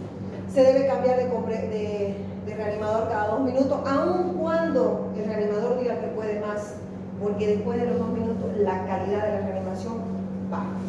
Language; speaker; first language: Spanish; native; Spanish